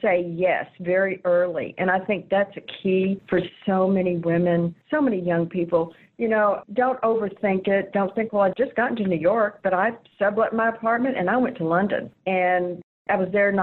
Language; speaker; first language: English; native; English